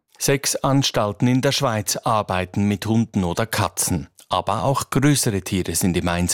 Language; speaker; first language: German; native; German